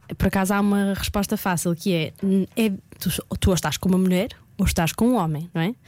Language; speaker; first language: Portuguese; native; Portuguese